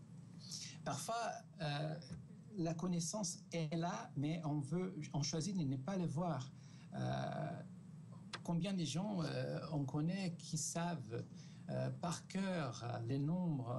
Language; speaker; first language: French; non-native, fluent; Portuguese